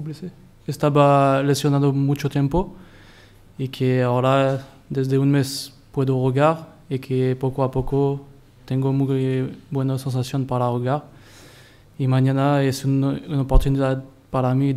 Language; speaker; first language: Spanish; non-native, learner; French